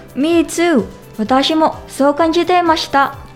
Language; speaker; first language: Japanese; non-native, learner; Filipino